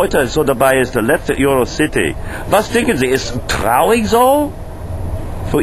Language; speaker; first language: German; non-native, learner; English